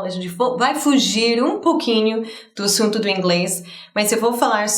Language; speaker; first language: Portuguese; non-native, fluent; English